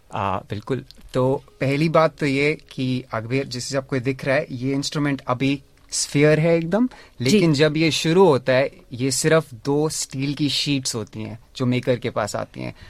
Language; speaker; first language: Hindi; native; Hindi